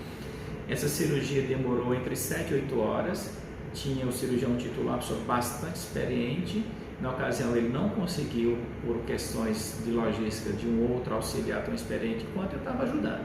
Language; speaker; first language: Portuguese; native; Portuguese